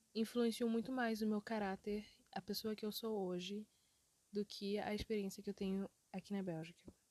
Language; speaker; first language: Portuguese; early bilingual, other home language; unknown